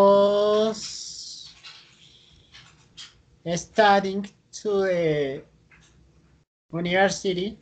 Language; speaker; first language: English; non-native, learner; Spanish